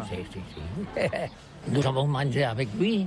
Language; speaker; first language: French; non-native, learner; Catalan